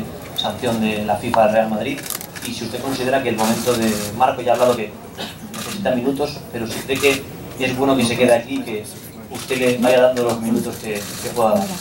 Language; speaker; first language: Spanish; native; Spanish